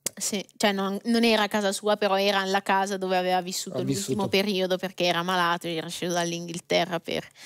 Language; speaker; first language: Italian; native; Italian